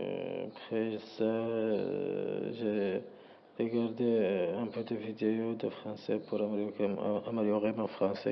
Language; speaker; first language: French; non-native, learner; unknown